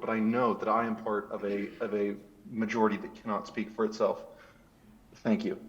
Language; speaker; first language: English; native; English